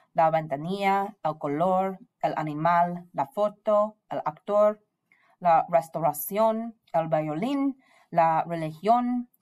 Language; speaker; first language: Spanish; non-native, fluent; English